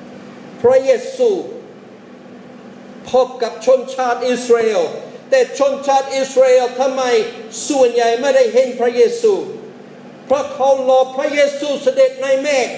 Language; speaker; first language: Thai; non-native, fluent; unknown